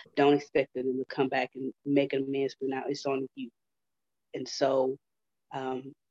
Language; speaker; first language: English; native; English